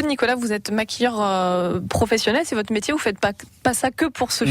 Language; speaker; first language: French; native; French